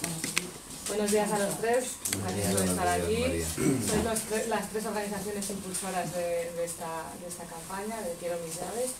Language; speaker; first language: Spanish; native; Spanish